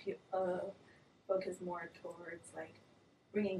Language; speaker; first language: English; native; English